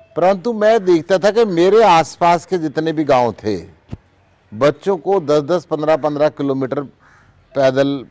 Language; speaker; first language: Hindi; native; Hindi